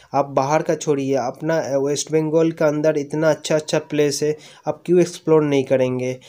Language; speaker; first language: Hindi; non-native, local second language; Bangla